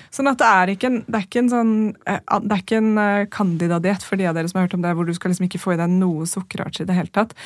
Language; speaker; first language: Norwegian; native; Norwegian